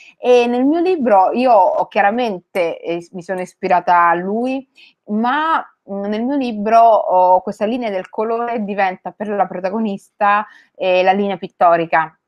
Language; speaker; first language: Italian; early bilingual, other home language; Somali